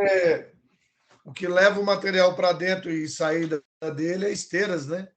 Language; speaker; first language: Portuguese; native; Portuguese